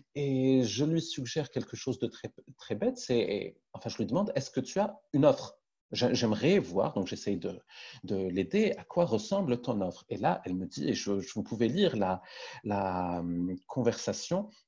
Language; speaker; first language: French; native; French